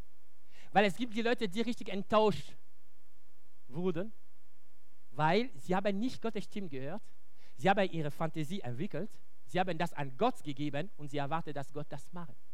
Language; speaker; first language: German; non-native, local second language; French